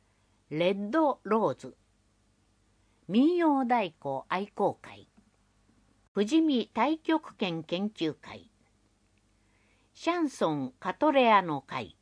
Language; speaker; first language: Japanese; native; Japanese